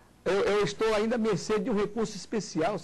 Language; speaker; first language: Portuguese; native; Portuguese